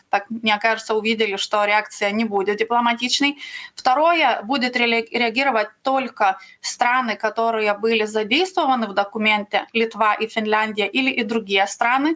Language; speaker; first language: Russian; non-native, learner; Lithuanian